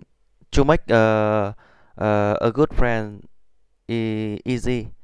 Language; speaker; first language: English; non-native, learner; Vietnamese